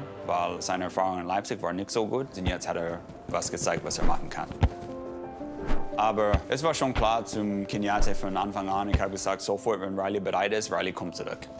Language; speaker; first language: German; non-native, fluent; English